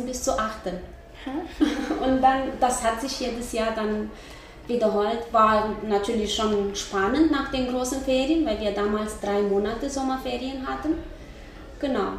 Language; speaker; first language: German; non-native, fluent; Romanian